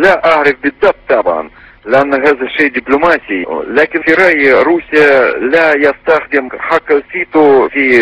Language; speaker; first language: Arabic; non-native, fluent; Russian